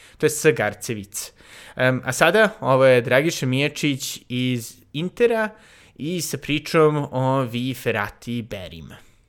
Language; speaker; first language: Serbian; native; Serbian